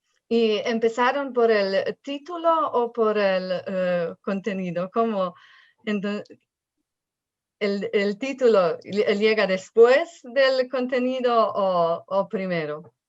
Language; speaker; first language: Spanish; non-native, fluent; Slovenian